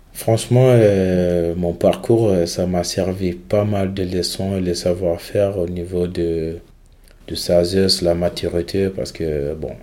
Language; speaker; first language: French; non-native, local second language; Fula